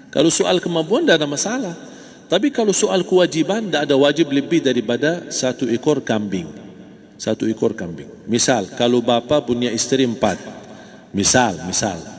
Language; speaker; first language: Malay; non-native, fluent; Arabic